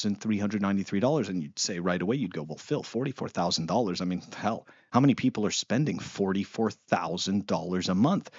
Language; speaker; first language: English; native; English